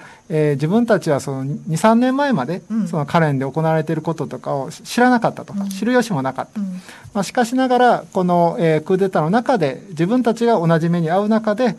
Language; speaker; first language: Japanese; native; Japanese